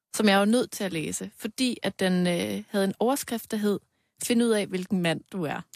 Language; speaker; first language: Danish; native; Danish